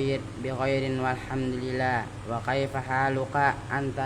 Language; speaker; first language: Arabic; non-native, learner; Indonesian